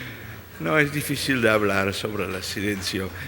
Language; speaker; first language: Spanish; non-native, fluent; Dutch